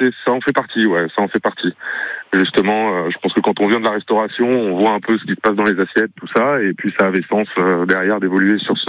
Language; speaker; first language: French; native; French